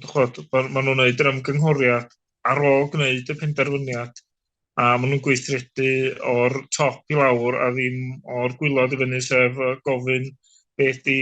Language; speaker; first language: Welsh; native; Welsh